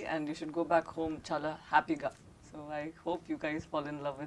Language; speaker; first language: Telugu; non-native, learner; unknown